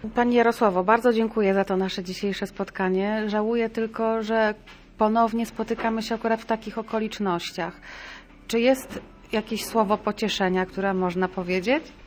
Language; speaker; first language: Polish; native; Polish